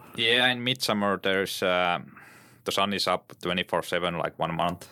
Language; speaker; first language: English; non-native, learner; Finnish